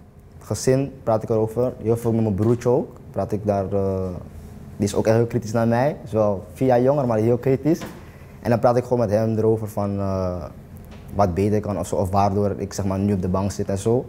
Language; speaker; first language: Dutch; native; Dutch